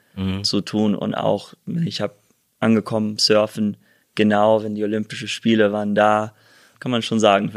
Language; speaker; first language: German; early bilingual, heritage; German